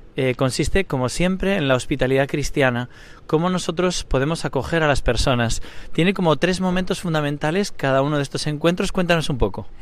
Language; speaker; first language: Spanish; native; Spanish